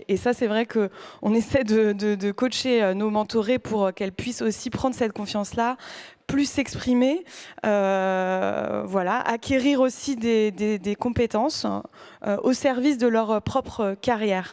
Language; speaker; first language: French; native; French